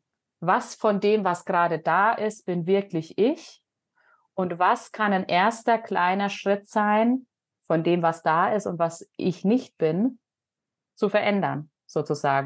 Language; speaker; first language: German; native; German